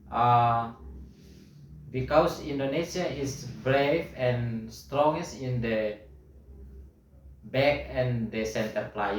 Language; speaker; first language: English; non-native, learner; Indonesian